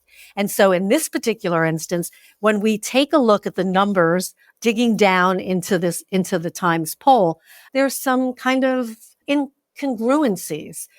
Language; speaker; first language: English; native; English